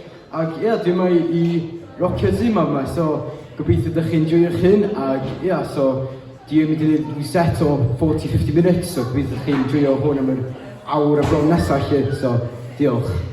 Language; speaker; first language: Welsh; native; Welsh